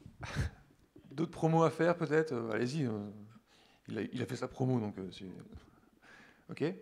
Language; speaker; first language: French; native; French